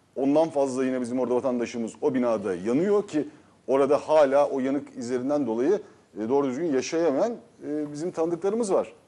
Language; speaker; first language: Turkish; native; Turkish